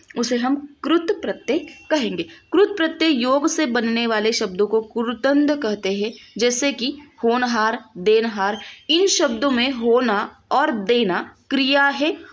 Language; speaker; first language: Hindi; non-native, local second language; Marathi